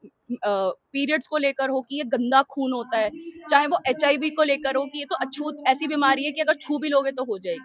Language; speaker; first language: Hindi; native; Hindi